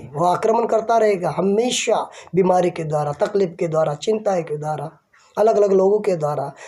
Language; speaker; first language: Hindi; non-native, local second language; Marathi